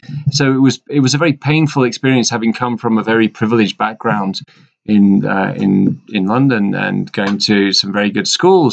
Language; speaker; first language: English; native; English